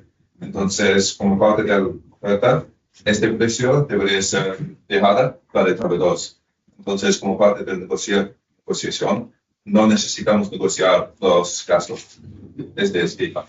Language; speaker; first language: Spanish; non-native, fluent; English